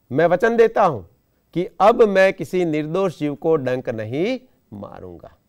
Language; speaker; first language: Hindi; non-native, local second language; Gujarati